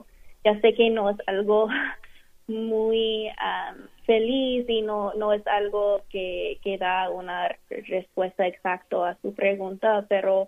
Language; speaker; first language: Spanish; non-native, fluent; English